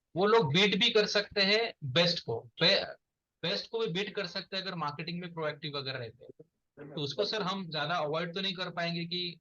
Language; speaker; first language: Hindi; non-native, local second language; Marathi